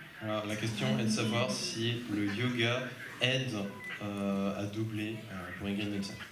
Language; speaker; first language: French; native; French